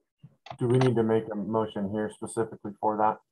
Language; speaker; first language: English; native; English